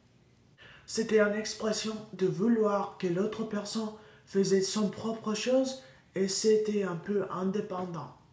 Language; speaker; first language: French; non-native, learner; English